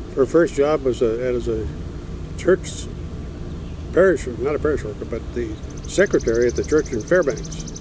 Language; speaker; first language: English; native; English